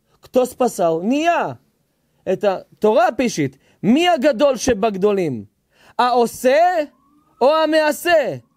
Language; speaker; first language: Russian; early bilingual, heritage; Hebrew